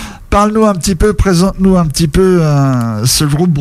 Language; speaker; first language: French; native; French